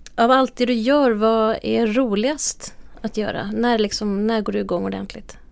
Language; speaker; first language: Swedish; native; Swedish